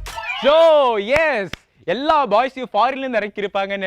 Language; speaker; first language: Tamil; native; Tamil